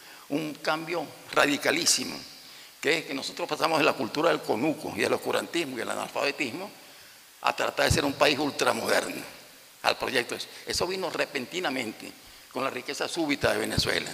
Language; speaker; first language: Spanish; native; Spanish